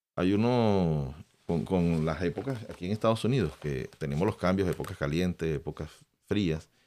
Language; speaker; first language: Spanish; native; Spanish